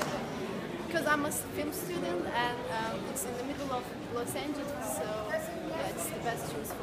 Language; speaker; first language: English; non-native, fluent; Turkish